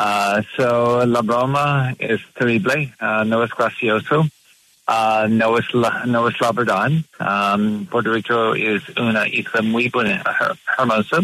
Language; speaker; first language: Spanish; non-native, learner; English